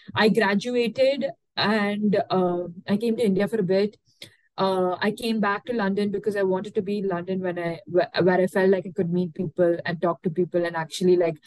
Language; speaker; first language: English; non-native, local second language; Tamil